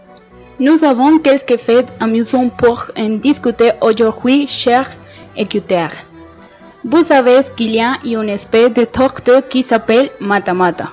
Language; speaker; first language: French; non-native, learner; Spanish